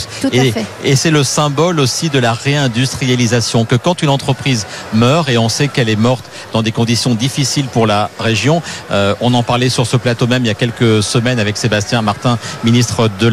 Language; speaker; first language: French; native; French